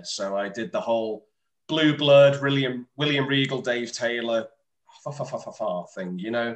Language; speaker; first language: English; native; English